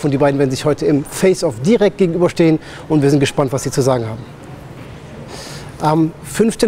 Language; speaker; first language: German; native; German